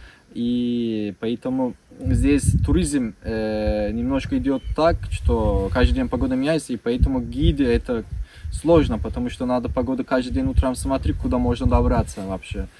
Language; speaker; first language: Russian; non-native, learner; Turkish